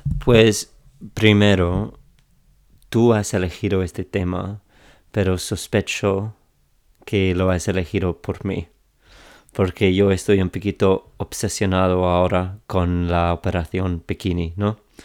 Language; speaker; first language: Spanish; non-native, fluent; English